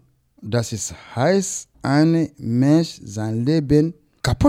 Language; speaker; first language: German; non-native, learner; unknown